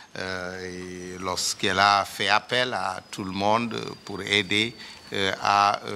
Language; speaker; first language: French; non-native, local second language; Wolof